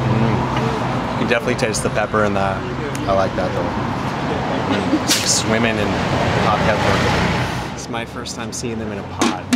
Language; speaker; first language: English; native; English